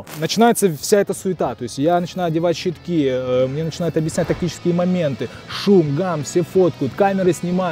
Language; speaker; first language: Russian; native; Russian